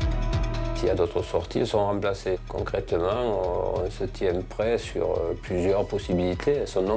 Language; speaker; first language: French; native; French